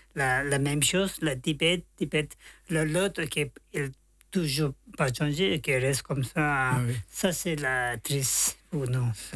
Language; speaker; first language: French; non-native, learner; Tibetan